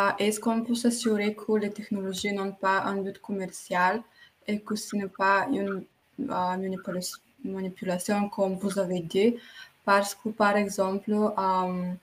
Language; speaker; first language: French; non-native, fluent; Bulgarian